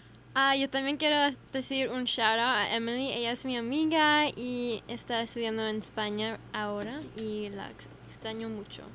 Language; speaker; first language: Spanish; non-native, fluent; English